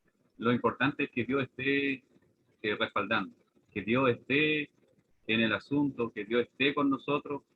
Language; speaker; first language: Spanish; native; Spanish